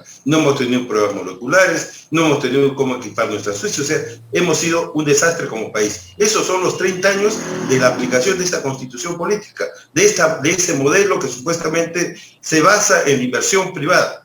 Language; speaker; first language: Spanish; native; Spanish